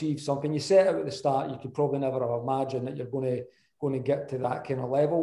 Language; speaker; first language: English; native; English